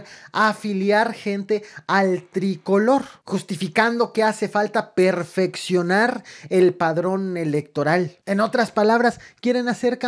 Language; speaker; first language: Spanish; native; Spanish